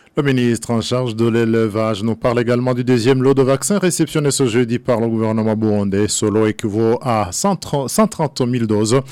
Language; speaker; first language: French; non-native, local second language; Rundi